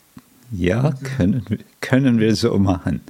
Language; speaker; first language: German; non-native, fluent; English